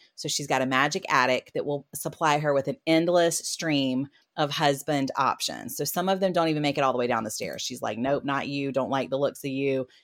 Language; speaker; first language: English; native; English